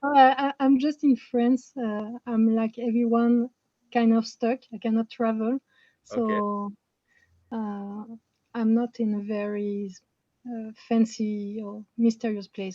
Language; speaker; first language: English; non-native, fluent; French